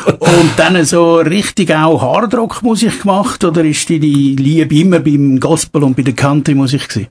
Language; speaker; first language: German; native; German